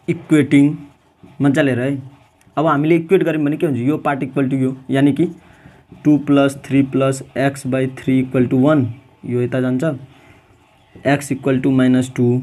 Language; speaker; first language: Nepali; non-native, local second language; Maithili